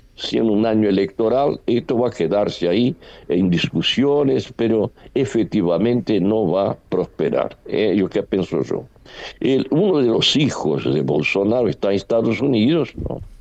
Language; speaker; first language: Spanish; non-native, fluent; Portuguese